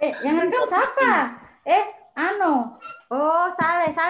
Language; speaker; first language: Indonesian; native; Indonesian